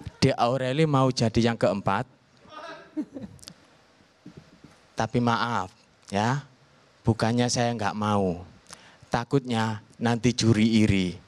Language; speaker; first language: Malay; non-native, local second language; Javanese